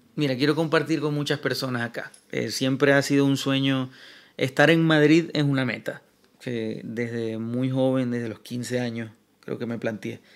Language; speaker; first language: Spanish; native; Spanish